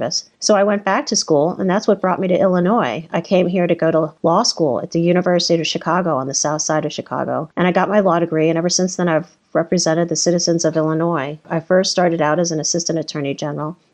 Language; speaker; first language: English; native; English